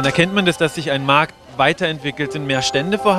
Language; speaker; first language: German; native; German